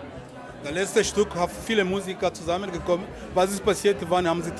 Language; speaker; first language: German; non-native, learner; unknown